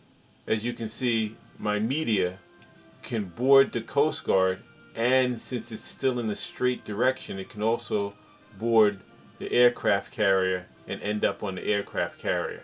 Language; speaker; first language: English; native; English